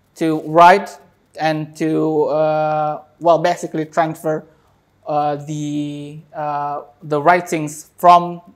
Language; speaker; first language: English; non-native, fluent; Indonesian